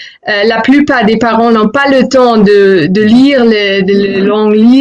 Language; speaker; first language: French; non-native, fluent; German